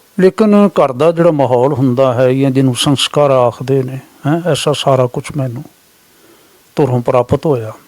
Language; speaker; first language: Punjabi; native; Punjabi